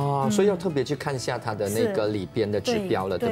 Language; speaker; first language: Chinese; native; Chinese